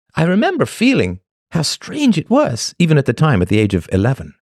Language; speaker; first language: English; native; English